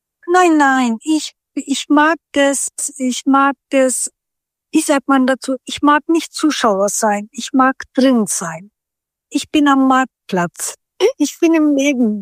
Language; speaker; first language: German; early bilingual, other home language; Turkish